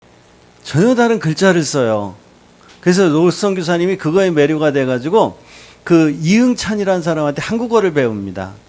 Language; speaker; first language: Korean; native; Korean